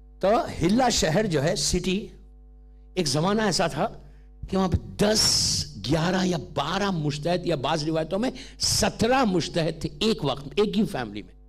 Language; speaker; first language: Urdu; native; Urdu